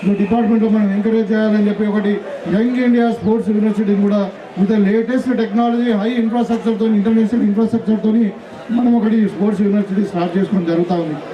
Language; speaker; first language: Telugu; native; Telugu